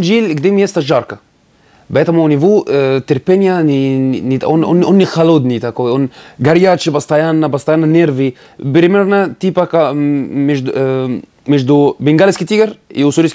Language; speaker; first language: Russian; non-native, learner; Arabic